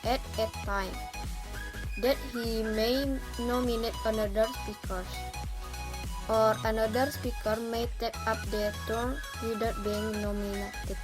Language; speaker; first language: English; non-native, learner; Indonesian